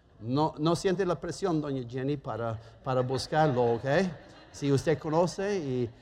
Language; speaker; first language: Spanish; non-native, fluent; German